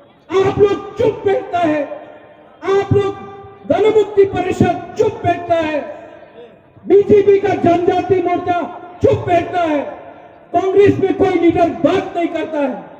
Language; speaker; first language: Hindi; non-native, local second language; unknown